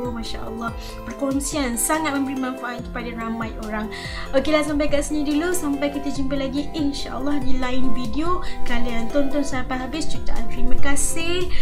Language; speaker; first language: Malay; native; Malay